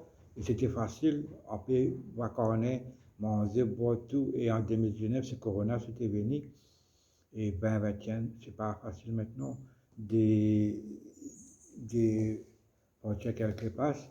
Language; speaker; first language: French; non-native, local second language; Morisyen